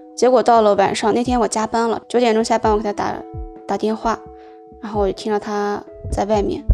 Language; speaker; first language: Chinese; native; Chinese